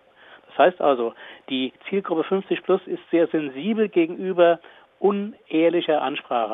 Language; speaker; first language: German; native; German